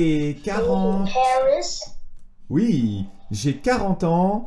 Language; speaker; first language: French; native; French